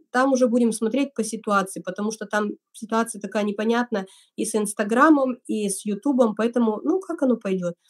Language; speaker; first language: Russian; native; Russian